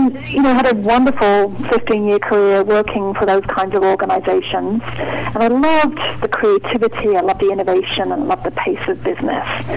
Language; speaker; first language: English; native; English